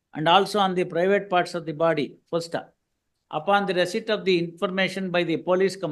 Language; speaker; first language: English; non-native, local second language; Kannada